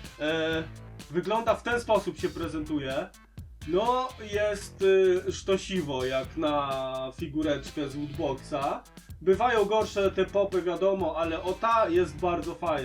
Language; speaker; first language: Polish; native; Polish